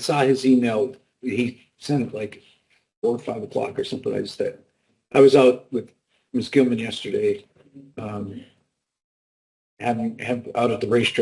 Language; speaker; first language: English; native; English